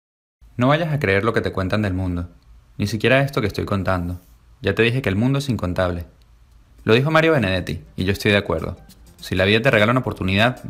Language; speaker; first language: Spanish; native; Spanish